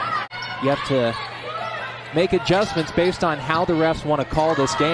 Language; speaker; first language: English; native; English